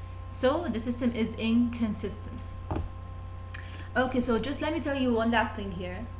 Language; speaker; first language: English; non-native, fluent; Arabic